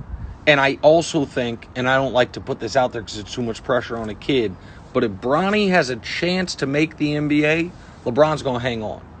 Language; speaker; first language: English; native; English